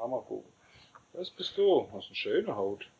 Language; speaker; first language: German; native; German